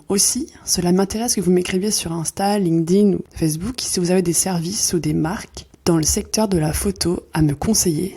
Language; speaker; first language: French; native; French